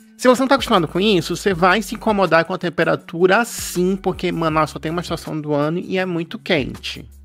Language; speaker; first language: Portuguese; native; Portuguese